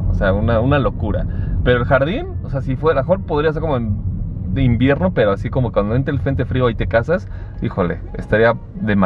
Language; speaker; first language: Spanish; native; Spanish